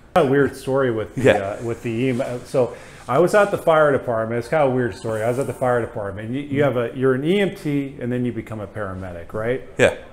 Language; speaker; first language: English; native; English